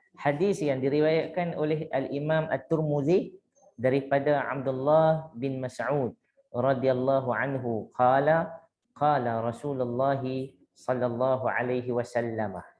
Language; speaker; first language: Malay; native; Malay